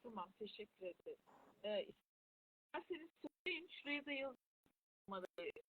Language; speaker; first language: Turkish; native; Turkish